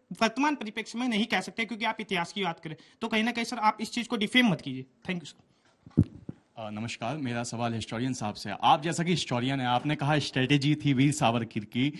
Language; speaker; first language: Hindi; native; Hindi